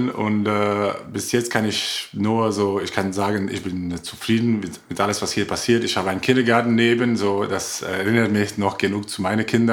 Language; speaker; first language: German; non-native, learner; Croatian